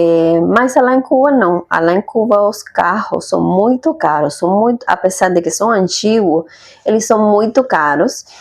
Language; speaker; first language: Portuguese; non-native, fluent; Spanish